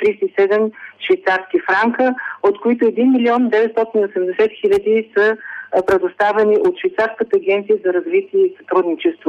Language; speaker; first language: Bulgarian; native; Bulgarian